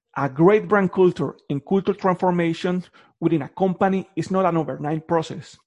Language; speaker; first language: English; non-native, fluent; Spanish